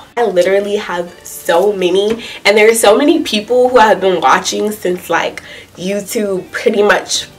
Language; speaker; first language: English; native; English